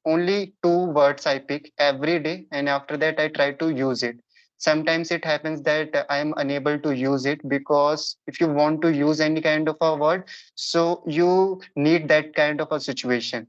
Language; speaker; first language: English; non-native, local second language; Hindi